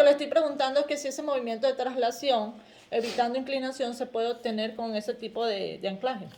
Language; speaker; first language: Spanish; native; Spanish